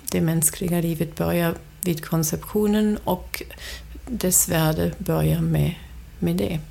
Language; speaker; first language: Swedish; non-native, fluent; German